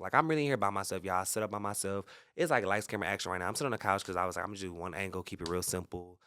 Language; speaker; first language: English; native; English